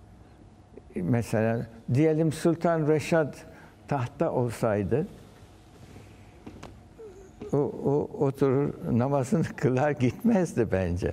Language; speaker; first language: Turkish; early bilingual, heritage; Turkish